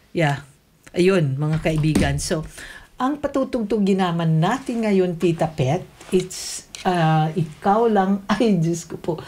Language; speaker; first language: Filipino; non-native, local second language; Cebuano